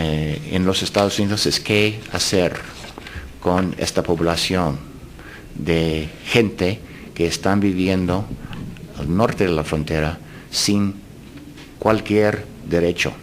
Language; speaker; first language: Spanish; non-native, fluent; English